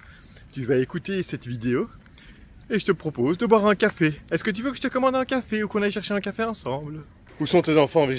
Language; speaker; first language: French; native; French